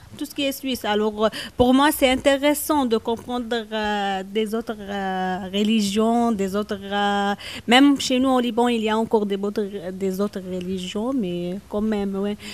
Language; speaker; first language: French; non-native, local second language; Arabic